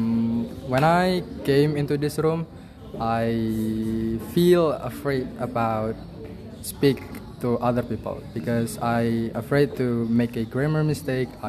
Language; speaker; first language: English; non-native, learner; Indonesian